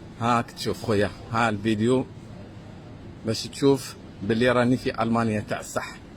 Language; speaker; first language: Arabic; native; Arabic